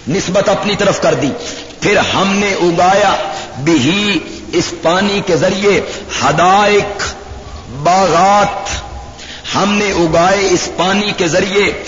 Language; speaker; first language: Urdu; non-native, local second language; Punjabi